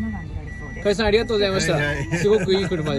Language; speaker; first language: Japanese; non-native, fluent; Urdu